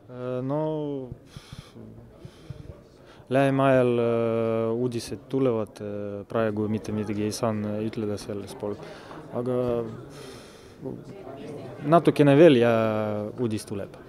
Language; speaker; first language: Estonian; non-native, local second language; Russian